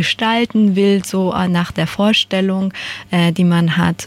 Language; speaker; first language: German; non-native, fluent; Persian